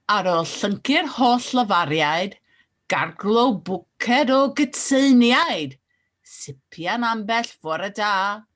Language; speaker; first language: Welsh; non-native, fluent; English